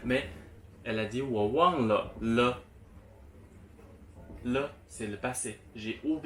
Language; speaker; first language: French; non-native, fluent; Chinese